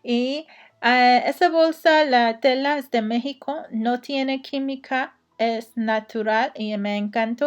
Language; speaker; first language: Spanish; non-native, learner; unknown